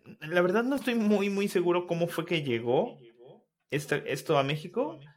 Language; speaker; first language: Spanish; native; Spanish